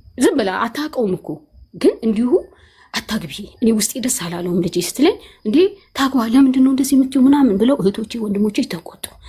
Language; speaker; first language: Amharic; native; Amharic